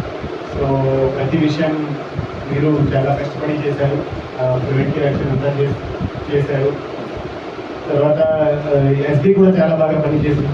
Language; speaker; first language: Telugu; native; Telugu